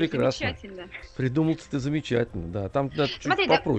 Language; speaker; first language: Russian; native; Russian